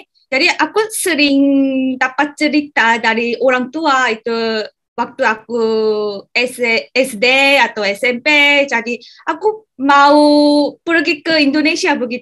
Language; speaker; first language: Indonesian; non-native, learner; Korean